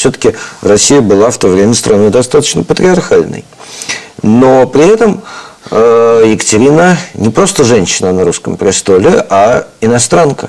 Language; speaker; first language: Russian; native; Russian